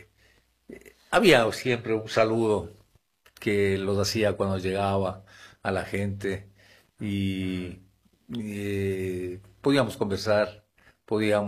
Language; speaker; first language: Spanish; non-native, local second language; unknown